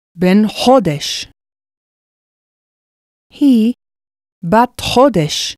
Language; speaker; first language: Hebrew; non-native, fluent; English